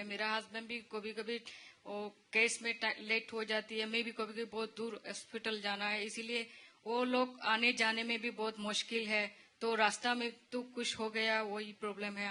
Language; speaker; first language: Hindi; non-native, learner; Rohingya